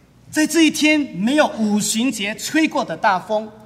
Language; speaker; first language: Chinese; native; Chinese